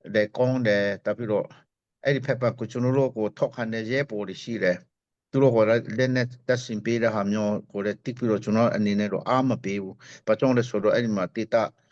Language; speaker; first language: Burmese; non-native, local second language; Hakha Chin